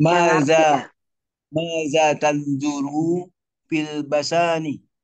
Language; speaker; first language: Arabic; non-native, learner; Indonesian